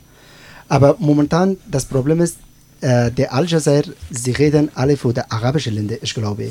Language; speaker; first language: German; non-native, learner; Persian